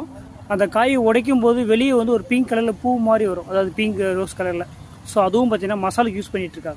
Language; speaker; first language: Tamil; native; Tamil